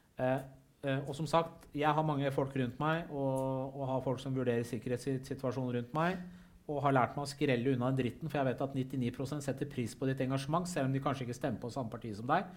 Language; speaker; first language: Norwegian; early bilingual, other home language; Persian